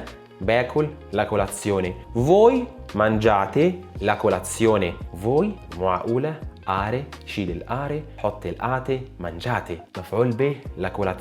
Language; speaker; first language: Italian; non-native, fluent; Arabic